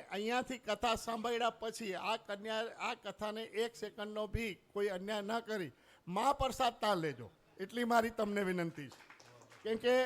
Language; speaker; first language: Gujarati; non-native, local second language; Sindhi